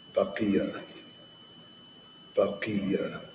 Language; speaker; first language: Arabic; non-native, learner; English